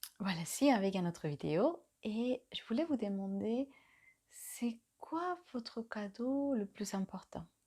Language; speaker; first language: French; non-native, fluent; Spanish